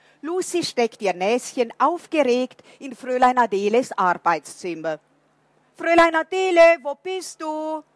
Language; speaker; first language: German; non-native, fluent; Portuguese